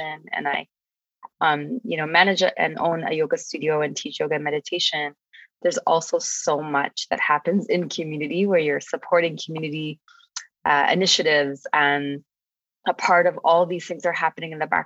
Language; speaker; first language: English; native; English